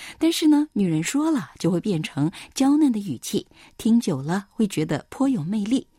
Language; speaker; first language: Chinese; non-native, fluent; Korean